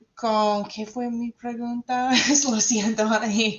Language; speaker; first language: Spanish; non-native, fluent; English